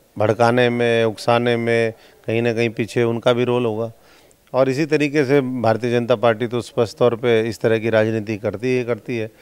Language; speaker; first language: Hindi; native; Hindi